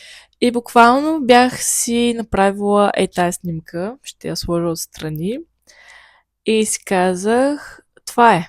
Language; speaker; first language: Bulgarian; native; Bulgarian